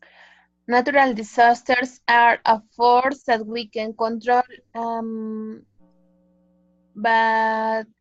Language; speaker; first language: English; non-native, learner; Spanish